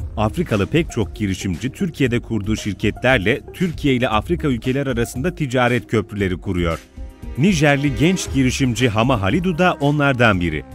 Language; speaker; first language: Turkish; native; Turkish